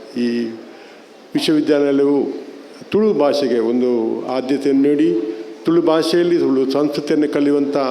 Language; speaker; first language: Kannada; non-native, local second language; Tulu